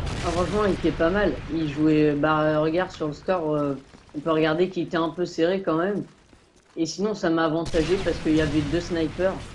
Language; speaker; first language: French; native; French